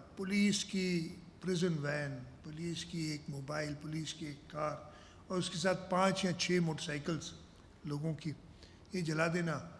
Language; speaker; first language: Urdu; non-native, local second language; Sindhi